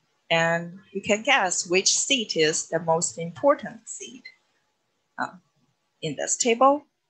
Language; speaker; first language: English; non-native, fluent; Chinese